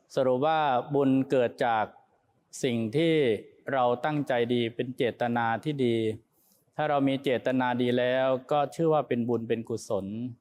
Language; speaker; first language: Thai; native; Thai